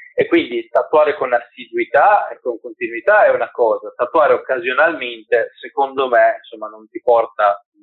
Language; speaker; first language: Italian; early bilingual, heritage; Spanish